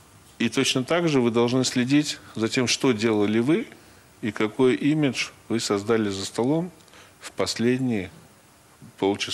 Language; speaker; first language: Russian; native; Russian